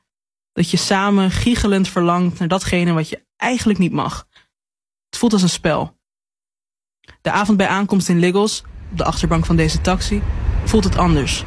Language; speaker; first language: Dutch; native; Dutch